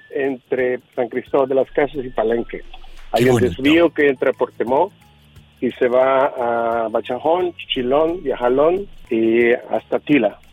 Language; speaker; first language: Spanish; native; Spanish